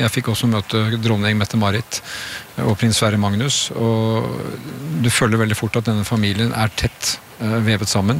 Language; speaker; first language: Norwegian; native; Norwegian